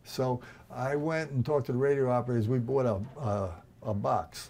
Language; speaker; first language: English; native; English